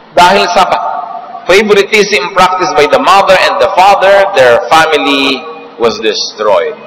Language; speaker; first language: English; non-native, local second language; Filipino